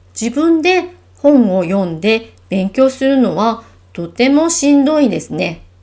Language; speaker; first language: Japanese; native; Japanese